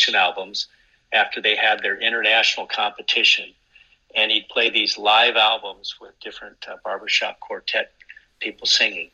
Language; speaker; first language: English; native; English